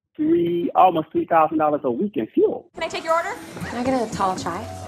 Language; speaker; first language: English; native; English